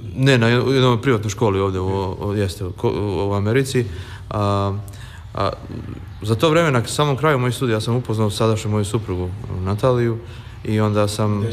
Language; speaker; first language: Serbian; native; Serbian